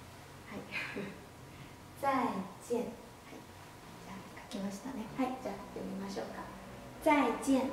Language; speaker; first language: Japanese; non-native, fluent; Chinese